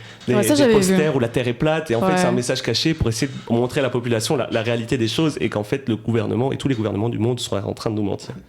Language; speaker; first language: French; native; French